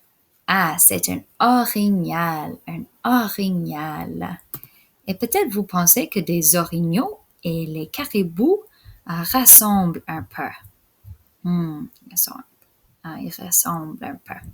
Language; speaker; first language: French; non-native, local second language; English